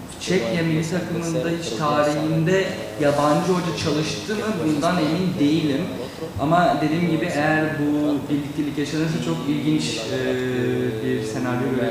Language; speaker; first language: Turkish; non-native, fluent; Czech